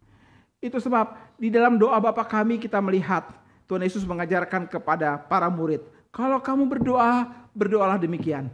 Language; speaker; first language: Indonesian; native; Indonesian